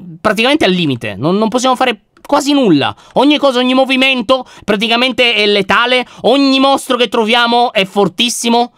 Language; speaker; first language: Italian; native; Italian